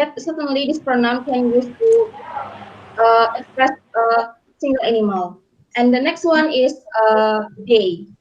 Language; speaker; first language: English; non-native, learner; Indonesian